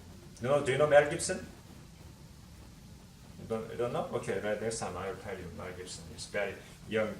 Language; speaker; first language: English; non-native, learner; Korean